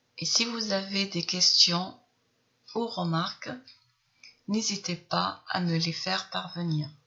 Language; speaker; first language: French; non-native, local second language; Arabic